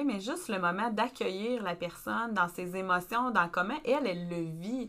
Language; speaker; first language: French; native; French